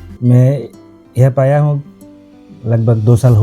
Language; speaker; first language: Hindi; non-native, fluent; Bangla